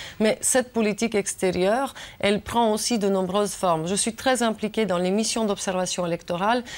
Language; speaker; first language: French; non-native, fluent; Bulgarian